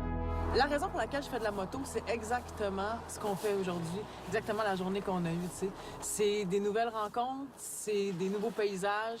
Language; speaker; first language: French; native; French